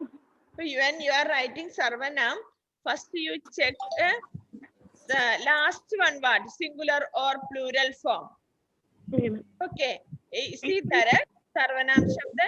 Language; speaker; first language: English; non-native, local second language; Malayalam